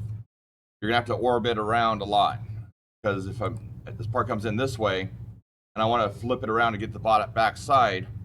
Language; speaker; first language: English; native; English